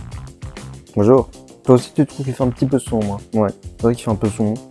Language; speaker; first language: French; native; French